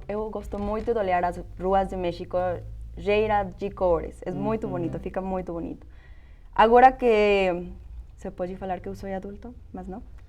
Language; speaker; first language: Portuguese; non-native, fluent; Spanish